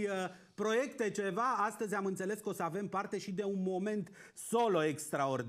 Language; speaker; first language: Romanian; native; Romanian